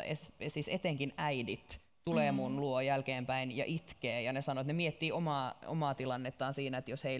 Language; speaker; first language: Finnish; native; Finnish